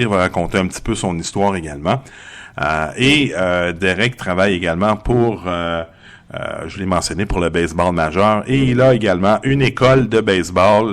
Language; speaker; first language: French; native; French